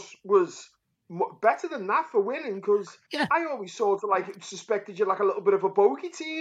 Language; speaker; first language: English; native; English